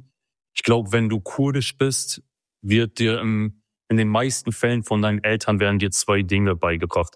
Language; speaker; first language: German; early bilingual, other home language; Kurdish